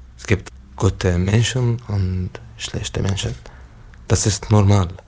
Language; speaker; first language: German; non-native, learner; Arabic